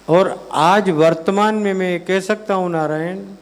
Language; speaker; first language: Hindi; non-native, local second language; Gujarati